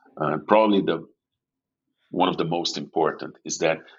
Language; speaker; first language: English; non-native, fluent; Portuguese